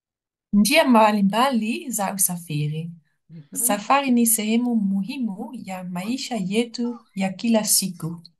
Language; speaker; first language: Swahili; non-native, learner; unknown